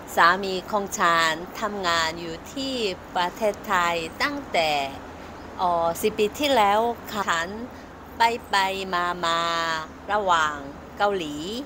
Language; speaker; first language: Thai; non-native, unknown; Korean